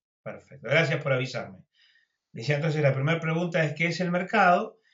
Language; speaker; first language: Spanish; native; Spanish